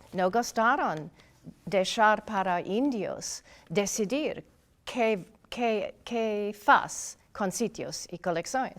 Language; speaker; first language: Portuguese; non-native, fluent; English